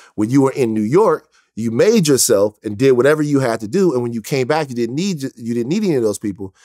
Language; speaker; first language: English; native; English